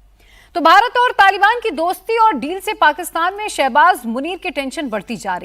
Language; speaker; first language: Hindi; native; Hindi